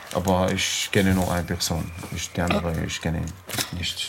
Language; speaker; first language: German; non-native, learner; Arabic